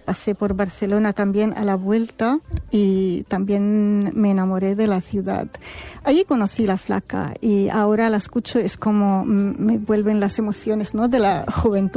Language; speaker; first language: Spanish; non-native, fluent; Arabic